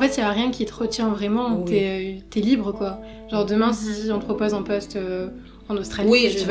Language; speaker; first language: French; native; French